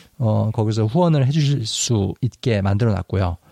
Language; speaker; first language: Korean; native; Korean